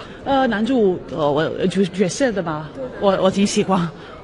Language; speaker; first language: Chinese; non-native, fluent; Italian